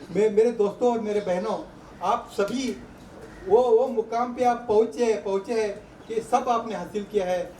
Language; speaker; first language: Hindi; non-native, local second language; Marathi